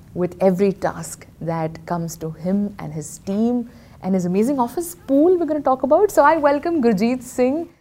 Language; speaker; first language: English; non-native, local second language; Hindi